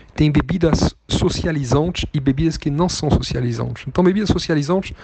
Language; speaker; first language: Portuguese; non-native, fluent; French